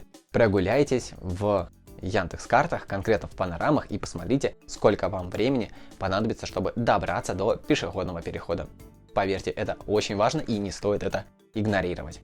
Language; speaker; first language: Russian; native; Russian